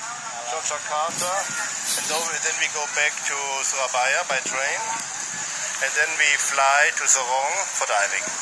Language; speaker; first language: English; non-native, learner; German